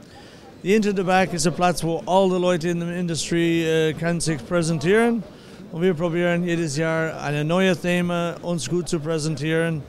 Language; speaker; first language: German; non-native, fluent; English